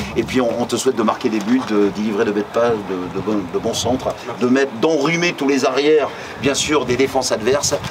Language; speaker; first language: French; native; French